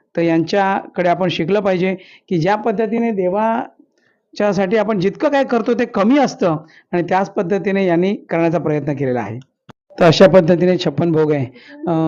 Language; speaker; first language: Marathi; non-native, local second language; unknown